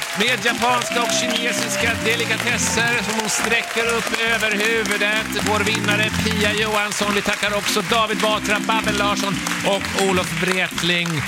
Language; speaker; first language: Swedish; native; Swedish